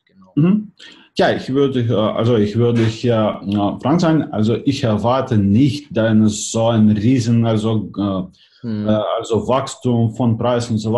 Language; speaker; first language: German; non-native, fluent; Russian